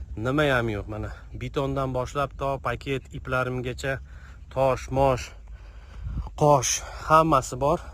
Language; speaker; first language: Uzbek; non-native, local second language; Russian